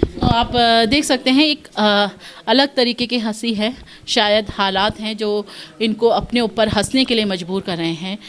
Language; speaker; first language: Hindi; native; Hindi